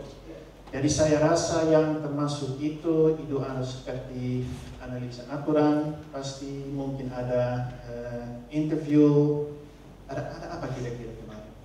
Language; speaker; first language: Indonesian; non-native, fluent; Dutch